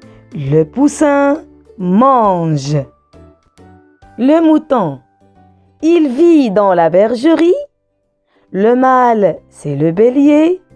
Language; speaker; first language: French; non-native, local second language; Arabic